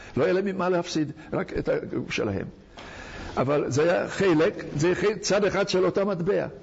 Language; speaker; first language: Hebrew; non-native, fluent; Hungarian